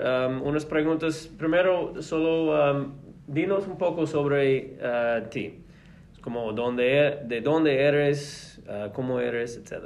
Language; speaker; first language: Spanish; non-native, fluent; English